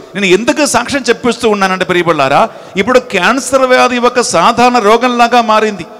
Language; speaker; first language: Telugu; non-native, local second language; Malayalam